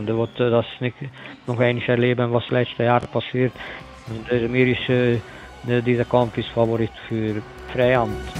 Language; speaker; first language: German; non-native, learner; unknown